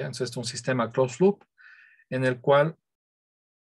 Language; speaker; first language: Spanish; native; Spanish